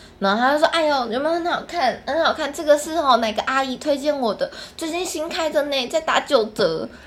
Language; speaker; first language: Chinese; native; Chinese